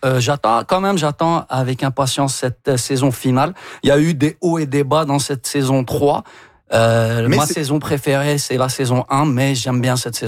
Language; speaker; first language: French; native; French